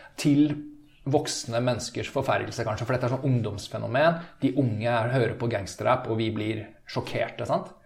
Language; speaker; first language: Norwegian; native; Norwegian